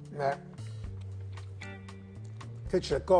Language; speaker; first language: Italian; native; Italian